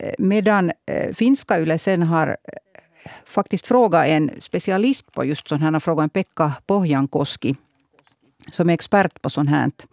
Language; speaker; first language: Swedish; native; Swedish